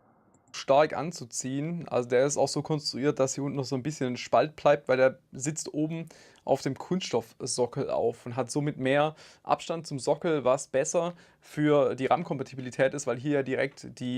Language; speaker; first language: German; native; German